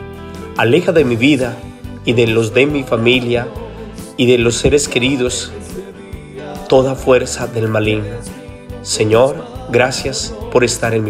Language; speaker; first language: Spanish; native; Spanish